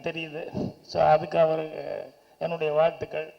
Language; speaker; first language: Tamil; native; Tamil